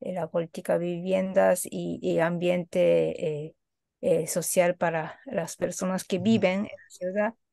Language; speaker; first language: Spanish; non-native, fluent; Japanese